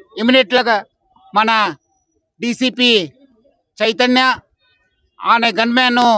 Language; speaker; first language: Telugu; non-native, fluent; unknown